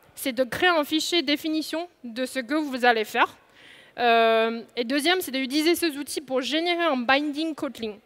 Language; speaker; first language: French; non-native, fluent; Chinese